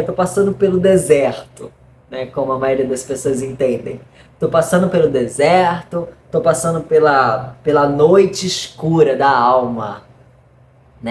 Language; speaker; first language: Portuguese; native; Portuguese